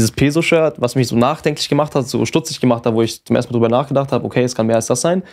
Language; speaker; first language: German; native; German